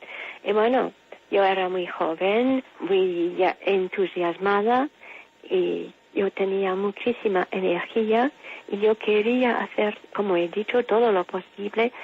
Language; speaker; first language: Spanish; non-native, fluent; English